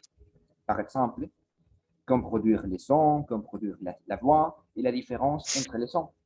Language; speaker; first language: French; non-native, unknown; Spanish